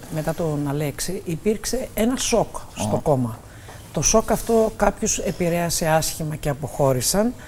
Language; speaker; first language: Greek; native; Greek